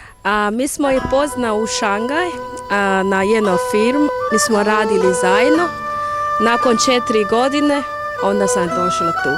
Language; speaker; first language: Bosnian; non-native, learner; Chinese